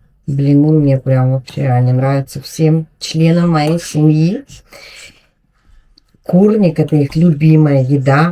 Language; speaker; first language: Russian; native; Russian